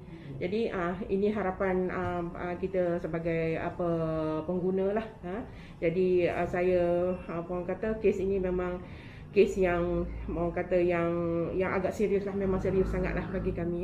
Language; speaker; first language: Malay; native; Malay